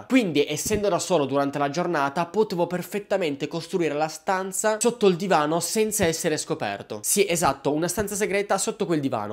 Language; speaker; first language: Italian; native; Italian